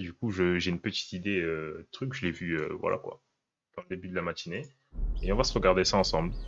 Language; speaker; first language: French; native; French